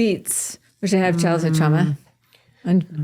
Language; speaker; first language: English; native; English